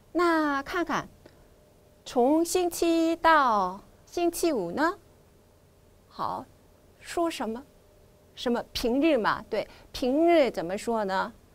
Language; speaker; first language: Chinese; non-native, fluent; Korean